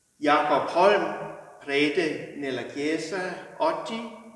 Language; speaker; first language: Italian; non-native, learner; Danish